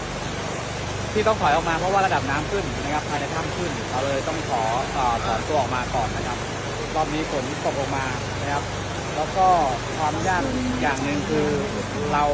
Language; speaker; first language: Thai; native; Thai